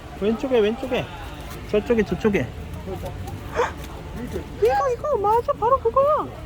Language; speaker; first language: Korean; native; Korean